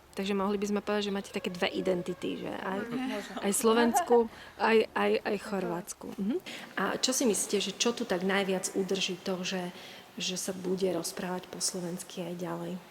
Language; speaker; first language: Slovak; native; Slovak